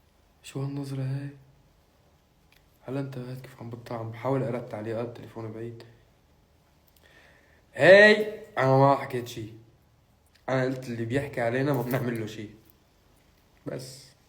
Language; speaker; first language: Arabic; native; Arabic